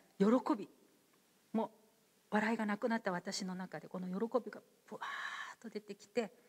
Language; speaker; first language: Japanese; non-native, fluent; Korean